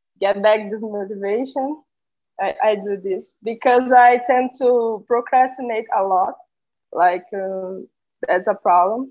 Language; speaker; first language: English; non-native, learner; Portuguese